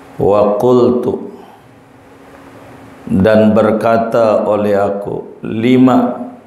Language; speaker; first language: Indonesian; native; Indonesian